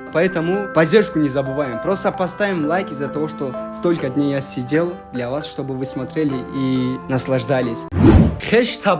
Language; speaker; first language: Russian; non-native, local second language; Tajik